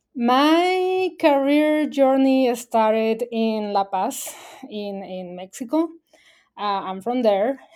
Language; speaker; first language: English; non-native, fluent; Spanish